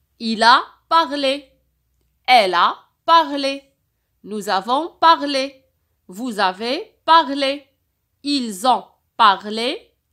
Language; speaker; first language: French; non-native, local second language; Arabic